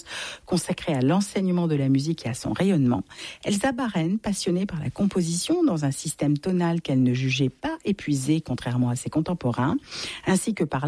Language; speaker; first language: French; native; French